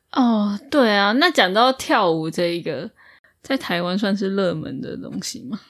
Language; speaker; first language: Chinese; native; Chinese